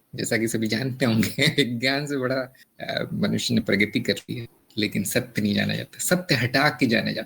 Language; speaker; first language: Hindi; native; Hindi